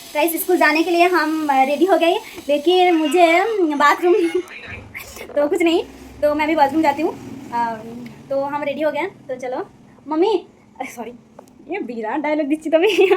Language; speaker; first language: Hindi; non-native, local second language; Bangla